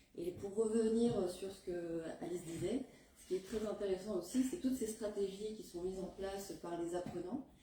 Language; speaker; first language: French; native; French